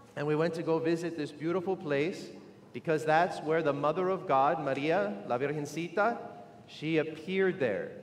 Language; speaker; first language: English; native; English